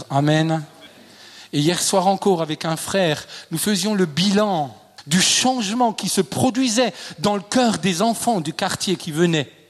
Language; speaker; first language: French; native; French